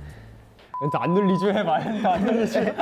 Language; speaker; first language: Korean; native; Korean